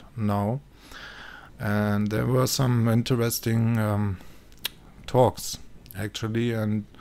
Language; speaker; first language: English; non-native, fluent; German